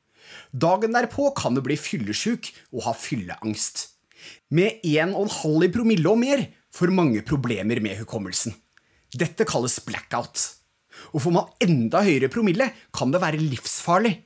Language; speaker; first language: Norwegian; native; Norwegian